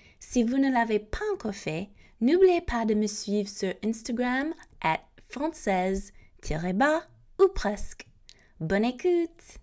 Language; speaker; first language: French; non-native, fluent; English